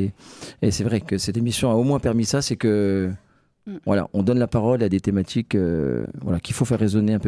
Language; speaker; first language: French; native; French